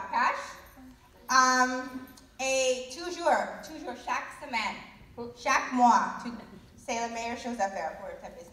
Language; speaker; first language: French; non-native, learner; English